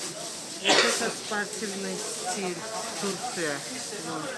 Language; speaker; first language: Russian; non-native, learner; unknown